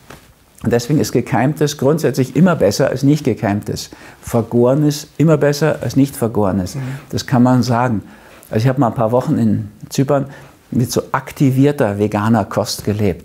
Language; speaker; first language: German; native; German